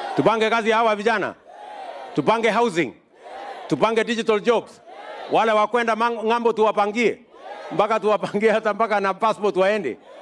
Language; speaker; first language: Swahili; non-native, local second language; Kalenjin